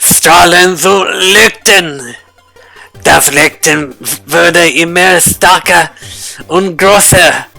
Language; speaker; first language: German; non-native, learner; English